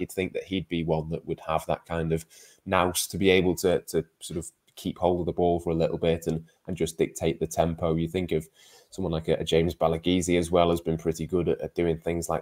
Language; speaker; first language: English; native; English